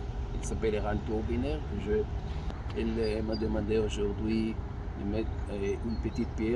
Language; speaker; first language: French; non-native, fluent; Hebrew